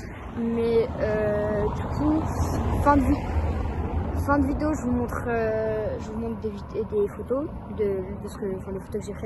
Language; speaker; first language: French; native; French